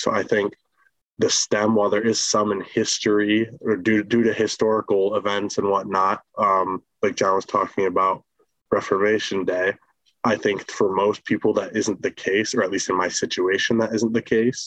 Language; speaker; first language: English; native; English